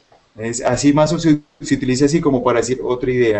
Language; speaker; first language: Spanish; native; Spanish